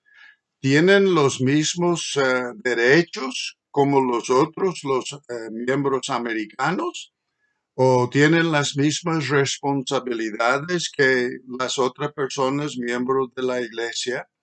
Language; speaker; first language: Spanish; non-native, fluent; English